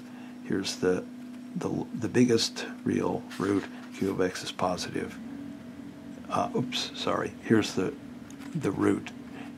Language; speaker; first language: English; native; English